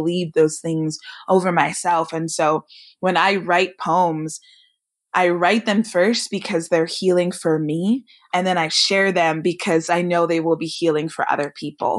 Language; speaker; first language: English; native; English